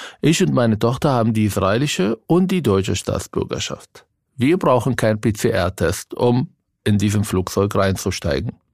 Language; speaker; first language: German; non-native, fluent; Arabic